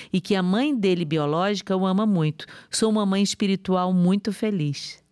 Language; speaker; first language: Portuguese; native; Portuguese